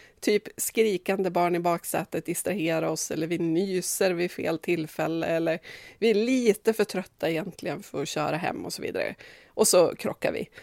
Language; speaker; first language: Swedish; native; Swedish